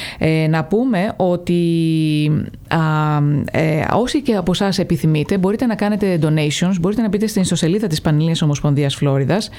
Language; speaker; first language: Greek; native; Greek